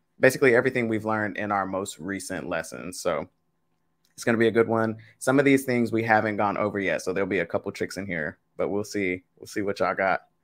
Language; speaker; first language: English; native; English